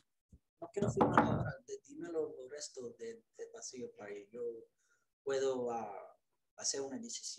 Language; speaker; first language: Spanish; early bilingual, other home language; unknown